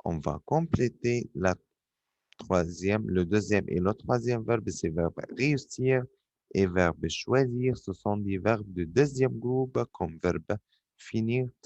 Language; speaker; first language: French; non-native, fluent; Arabic